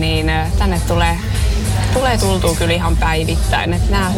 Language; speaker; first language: Finnish; native; Finnish